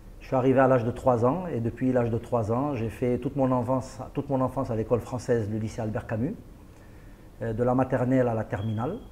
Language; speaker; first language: French; non-native, local second language; Arabic